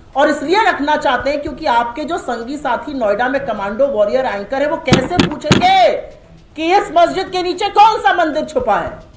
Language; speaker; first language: Hindi; native; Hindi